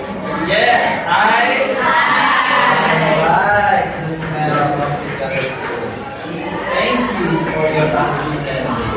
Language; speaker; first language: English; non-native, local second language; Javanese